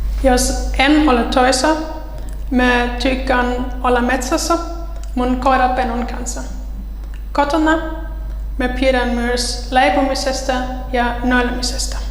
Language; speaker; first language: Finnish; non-native, fluent; German